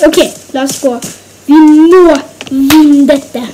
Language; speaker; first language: Norwegian; non-native, learner; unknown